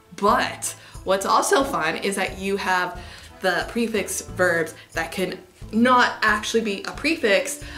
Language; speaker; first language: English; native; English